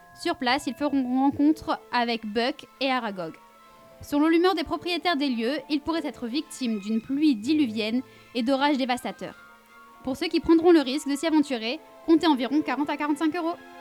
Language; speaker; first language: French; native; French